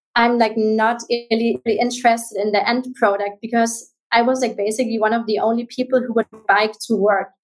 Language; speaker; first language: English; non-native, fluent; German